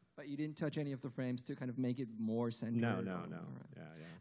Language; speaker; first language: English; native; English